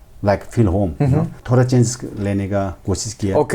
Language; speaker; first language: Hindi; non-native, fluent; Sherpa